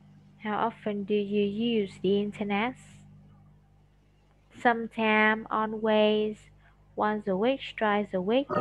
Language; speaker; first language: English; non-native, fluent; Vietnamese